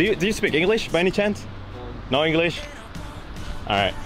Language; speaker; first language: English; non-native, fluent; Indonesian